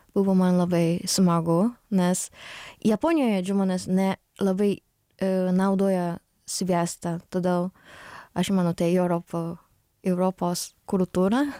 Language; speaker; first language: Lithuanian; non-native, learner; Japanese